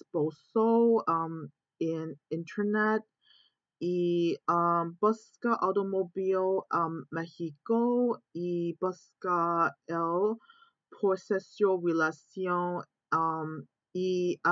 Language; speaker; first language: Spanish; non-native, learner; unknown